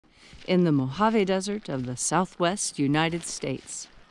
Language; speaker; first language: English; native; English